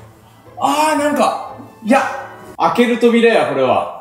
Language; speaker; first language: Japanese; native; Japanese